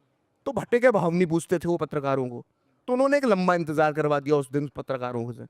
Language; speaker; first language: Hindi; native; Hindi